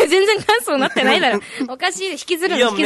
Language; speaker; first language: Japanese; native; Japanese